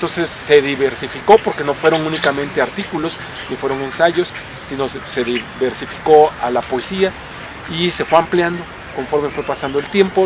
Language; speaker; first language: Spanish; native; Spanish